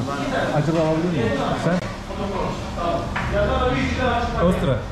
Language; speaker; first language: Russian; non-native, learner; Turkish